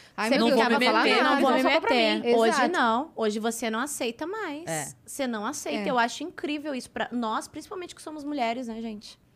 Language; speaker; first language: Portuguese; native; Portuguese